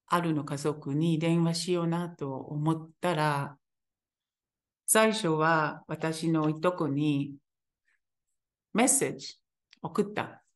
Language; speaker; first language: Japanese; non-native, fluent; Hebrew